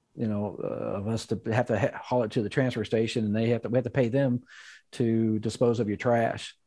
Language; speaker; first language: English; native; English